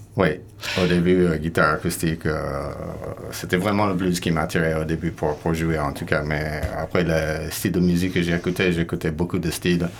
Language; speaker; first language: French; non-native, fluent; English